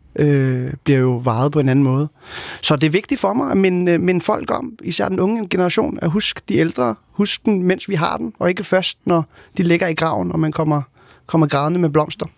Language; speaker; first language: Danish; early bilingual, other home language; Arabic